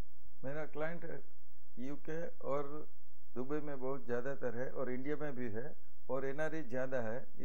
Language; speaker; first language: Hindi; non-native, local second language; Gujarati